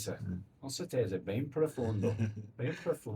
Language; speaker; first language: Portuguese; non-native, learner; English